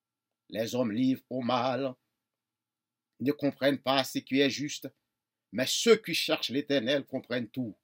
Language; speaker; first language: French; non-native, local second language; Haitian Creole